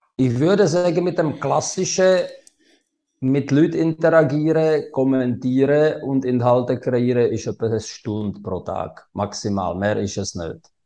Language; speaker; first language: German; non-native, fluent; Czech